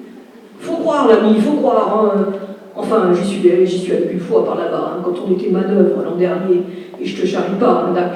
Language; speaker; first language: French; native; French